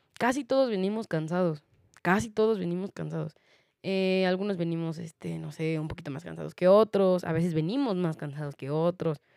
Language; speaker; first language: Spanish; native; Spanish